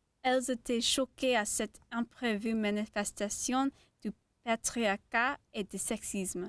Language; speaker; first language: French; non-native, learner; English